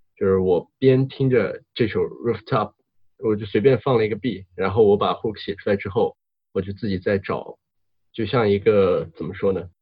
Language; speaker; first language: Chinese; native; Chinese